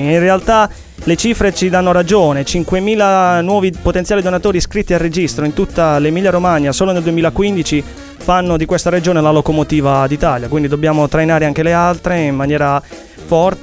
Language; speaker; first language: Italian; native; Italian